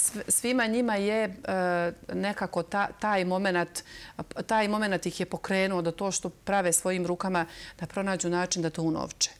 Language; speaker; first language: Serbian; native; Serbian